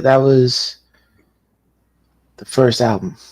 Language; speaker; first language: English; native; English